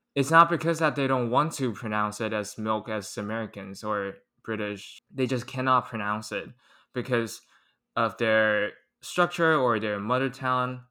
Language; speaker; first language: English; non-native, fluent; Chinese